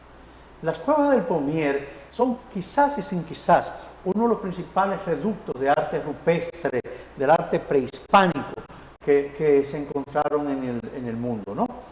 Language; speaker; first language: Spanish; native; Spanish